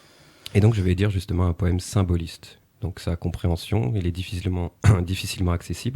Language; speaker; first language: French; native; French